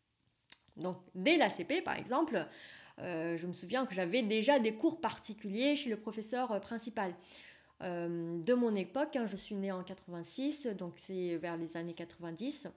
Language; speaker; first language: French; non-native, fluent; Vietnamese